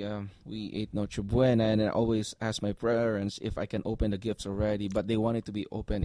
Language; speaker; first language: English; non-native, local second language; Filipino